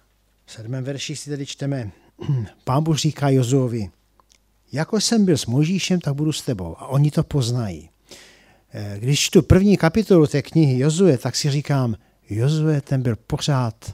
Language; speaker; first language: Czech; native; Czech